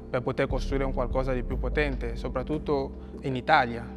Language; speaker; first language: Italian; non-native, fluent; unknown